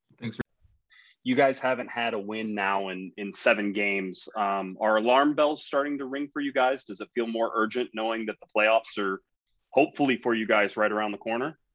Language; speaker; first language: English; native; English